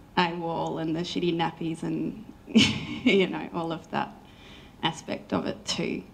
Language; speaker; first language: English; native; English